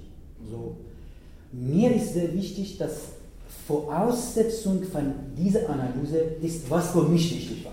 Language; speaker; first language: German; non-native, learner; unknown